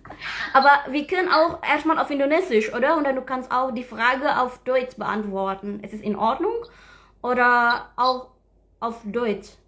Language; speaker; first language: German; non-native, learner; Indonesian